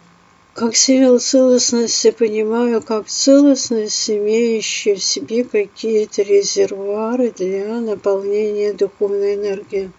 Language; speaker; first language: Russian; native; Russian